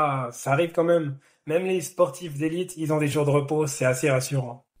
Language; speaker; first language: French; native; French